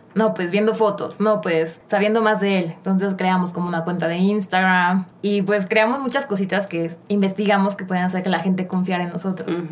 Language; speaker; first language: Spanish; native; Spanish